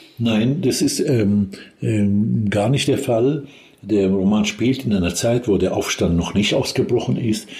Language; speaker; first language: German; non-native, fluent; Arabic